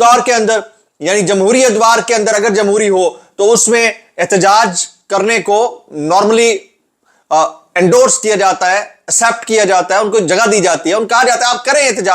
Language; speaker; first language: Urdu; native; Urdu